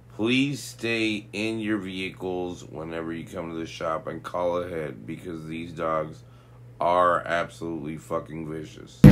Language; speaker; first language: English; early bilingual, other home language; Spanish